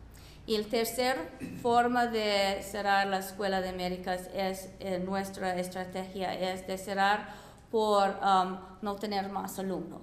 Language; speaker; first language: Spanish; non-native, fluent; English